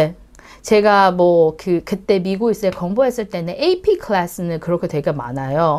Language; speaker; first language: Korean; non-native, learner; Chinese